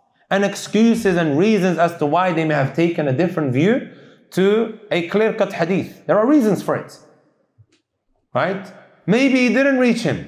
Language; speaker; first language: English; native; English